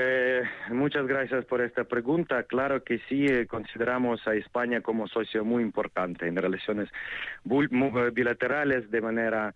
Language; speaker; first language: Spanish; non-native, fluent; Ukrainian